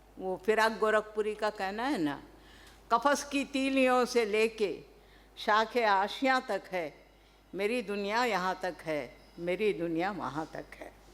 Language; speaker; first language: Hindi; non-native, local second language; Telugu